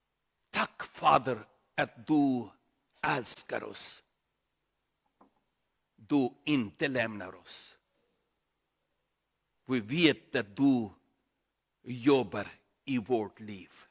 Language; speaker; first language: Swedish; non-native, learner; Urdu